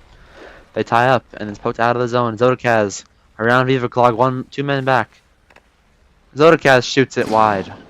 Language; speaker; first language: English; native; English